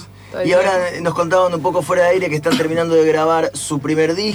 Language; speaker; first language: Spanish; native; Spanish